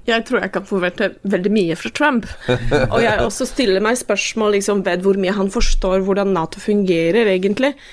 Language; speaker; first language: Norwegian; non-native, fluent; Polish